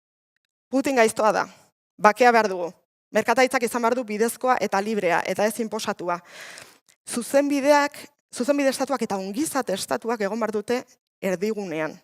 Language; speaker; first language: Basque; native; Basque